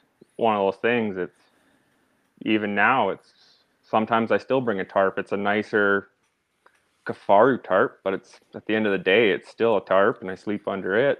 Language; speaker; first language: English; native; English